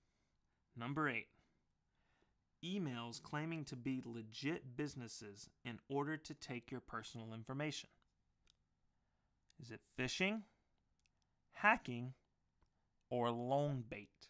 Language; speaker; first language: English; native; English